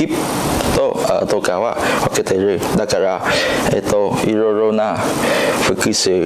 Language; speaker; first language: Japanese; non-native, learner; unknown